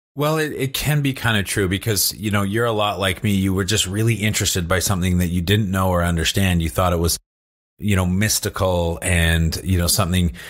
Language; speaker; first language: English; native; English